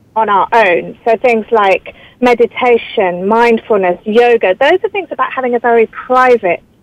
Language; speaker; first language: English; native; English